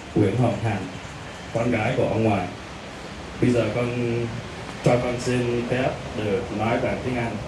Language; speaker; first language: Vietnamese; early bilingual, heritage; Vietnamese